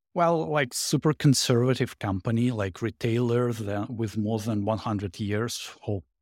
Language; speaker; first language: English; non-native, fluent; Russian